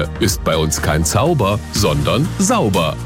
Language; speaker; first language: German; native; German